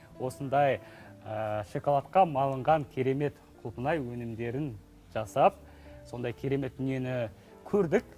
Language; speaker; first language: Kazakh; native; Kazakh